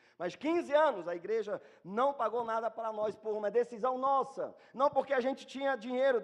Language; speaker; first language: Portuguese; non-native, fluent; German